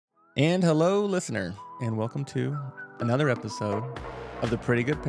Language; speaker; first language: English; native; English